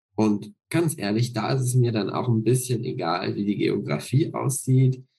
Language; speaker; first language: German; native; German